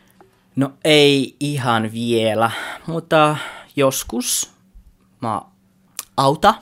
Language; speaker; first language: Finnish; non-native, learner; Tswana